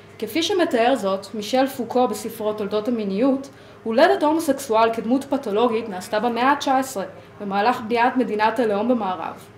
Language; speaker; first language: Hebrew; native; Hebrew